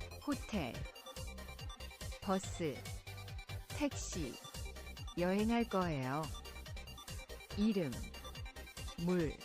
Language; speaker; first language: Korean; non-native, learner; English